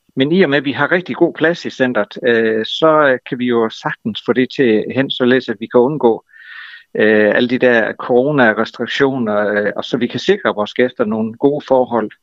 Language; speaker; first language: Danish; native; Danish